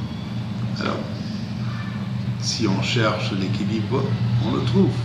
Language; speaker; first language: French; non-native, fluent; English